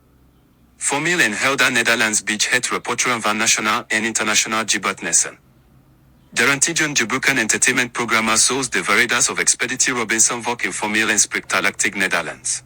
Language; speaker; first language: Dutch; non-native, learner; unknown